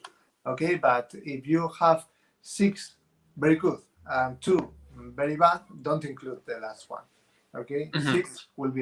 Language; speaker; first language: English; non-native, fluent; Spanish